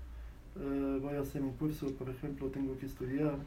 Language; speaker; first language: Spanish; non-native, fluent; Arabic